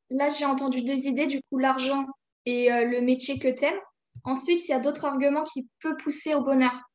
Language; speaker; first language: French; native; French